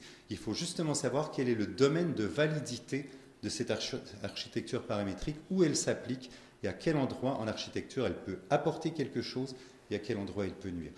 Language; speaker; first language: French; native; French